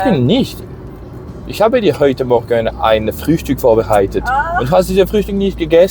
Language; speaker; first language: German; non-native, learner; Persian